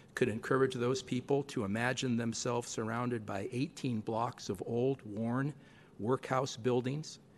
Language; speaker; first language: English; native; English